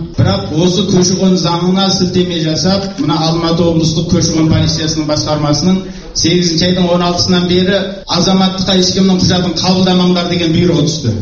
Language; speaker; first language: Kazakh; early bilingual, heritage; Kazakh